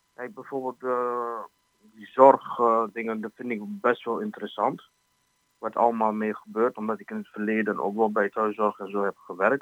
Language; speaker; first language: Dutch; non-native, fluent; Arabic